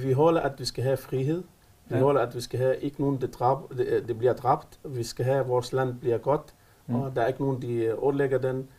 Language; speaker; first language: Danish; non-native, fluent; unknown